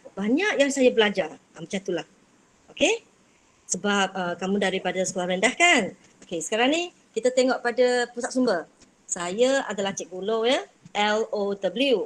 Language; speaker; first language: Malay; non-native, local second language; Chinese